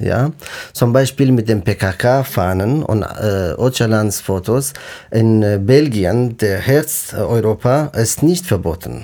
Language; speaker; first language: German; non-native, fluent; Kurdish